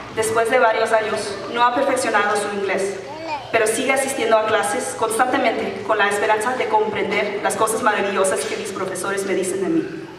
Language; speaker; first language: Spanish; early bilingual, heritage; Spanish